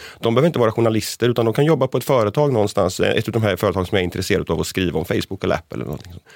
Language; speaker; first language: Swedish; native; Swedish